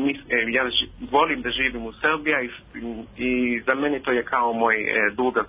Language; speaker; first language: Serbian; non-native, learner; Hebrew